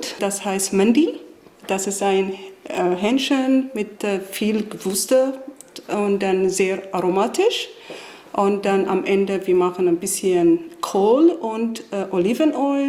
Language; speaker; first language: German; non-native, learner; Arabic